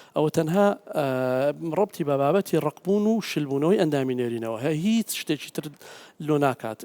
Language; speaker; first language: Central Kurdish; native; Central Kurdish